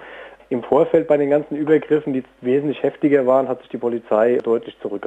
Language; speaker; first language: German; native; German